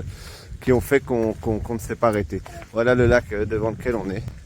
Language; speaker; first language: French; native; French